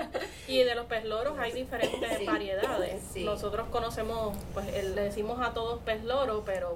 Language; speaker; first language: Spanish; native; Spanish